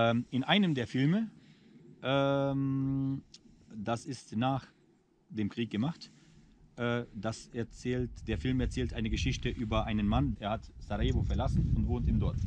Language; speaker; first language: German; non-native, fluent; Bosnian